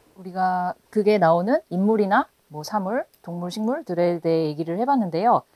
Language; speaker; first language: Korean; native; Korean